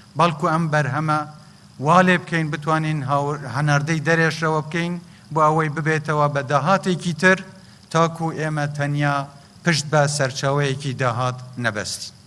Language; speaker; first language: Central Kurdish; native; Central Kurdish